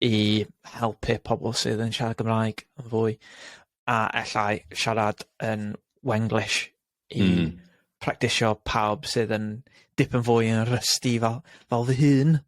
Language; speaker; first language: Welsh; non-native, local second language; English